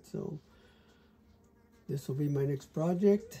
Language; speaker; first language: English; native; English